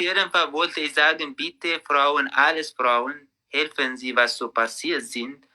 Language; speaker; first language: German; non-native, learner; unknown